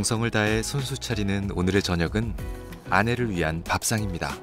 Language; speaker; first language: Korean; native; Korean